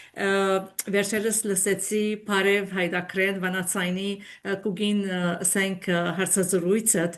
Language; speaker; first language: Armenian; early bilingual, heritage; Armenian